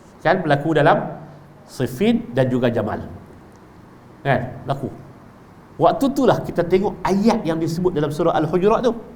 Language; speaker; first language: Malay; native; Malay